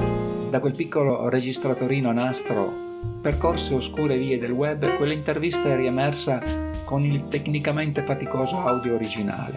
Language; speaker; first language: Italian; native; Italian